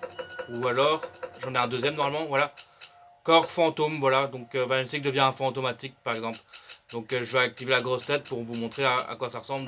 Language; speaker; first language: French; native; French